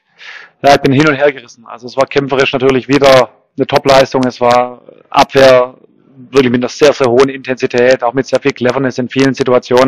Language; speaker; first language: German; native; German